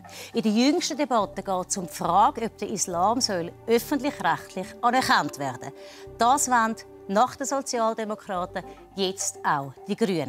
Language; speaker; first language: German; native; German